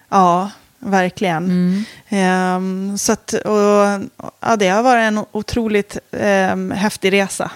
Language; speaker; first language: Swedish; native; Swedish